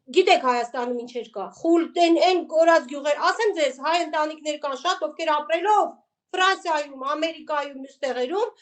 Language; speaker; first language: Armenian; native; Armenian